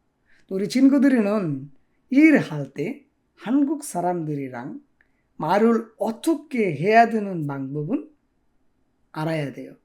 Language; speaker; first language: Korean; non-native, fluent; Bangla